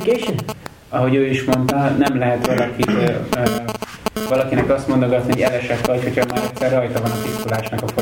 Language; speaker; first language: Hungarian; native; Hungarian